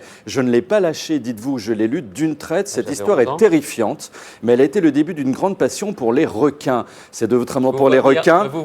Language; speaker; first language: French; native; French